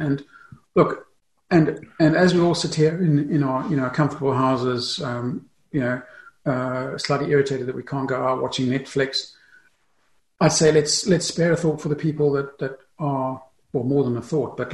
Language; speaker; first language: English; native; English